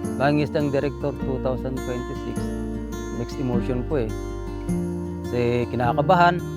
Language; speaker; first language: Filipino; non-native, local second language; Bikol